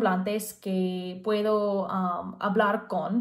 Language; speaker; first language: Spanish; non-native, learner; English